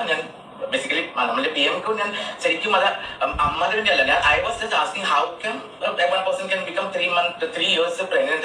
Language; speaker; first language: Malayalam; non-native, fluent; Assamese